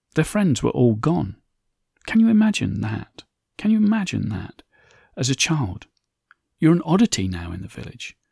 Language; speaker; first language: English; native; English